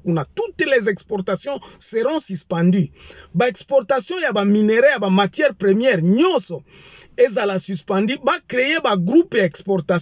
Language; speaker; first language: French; non-native, local second language; Lingala